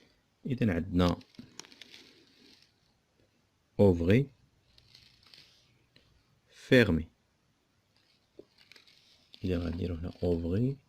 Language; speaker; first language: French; non-native, local second language; Arabic